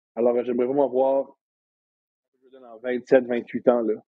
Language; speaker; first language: French; native; French